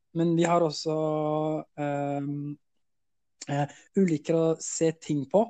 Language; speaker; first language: Norwegian; early bilingual, other home language; Somali